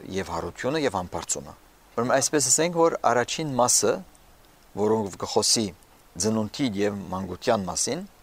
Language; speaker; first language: Armenian; early bilingual, heritage; Armenian